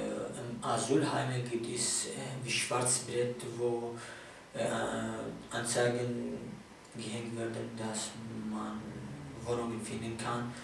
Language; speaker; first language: German; non-native, fluent; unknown